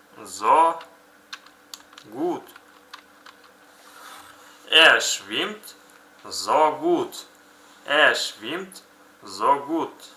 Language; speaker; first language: German; non-native, fluent; Uzbek